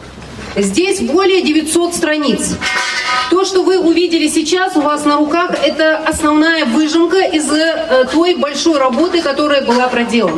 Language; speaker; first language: Russian; non-native, local second language; Ingush